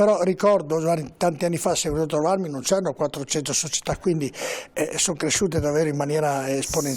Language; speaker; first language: Italian; native; Italian